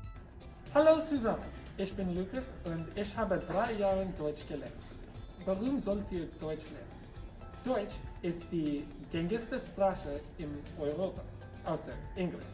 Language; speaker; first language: German; non-native, learner; English